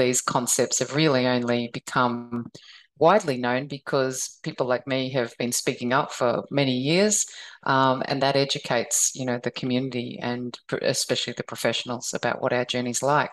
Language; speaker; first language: English; native; English